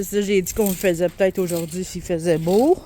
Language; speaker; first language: French; native; French